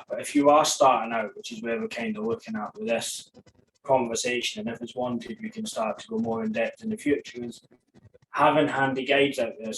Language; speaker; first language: English; native; English